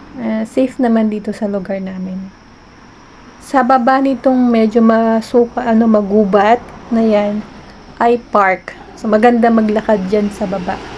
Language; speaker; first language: Filipino; native; Filipino